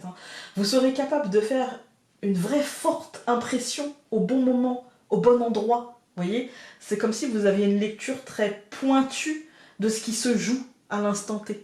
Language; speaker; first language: French; native; French